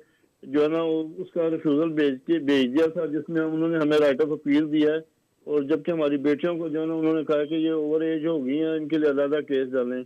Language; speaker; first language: Hindi; native; Hindi